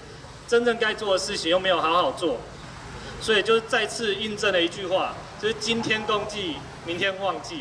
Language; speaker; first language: Chinese; native; Chinese